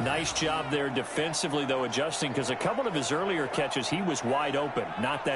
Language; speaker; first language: English; native; English